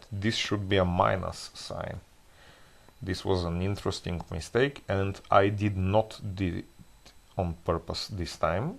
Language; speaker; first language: English; non-native, fluent; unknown